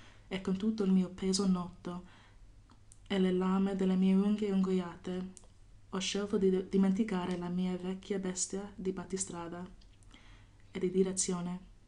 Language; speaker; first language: Italian; non-native, fluent; English